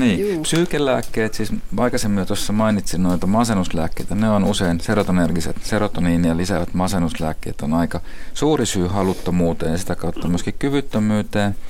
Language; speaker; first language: Finnish; native; Finnish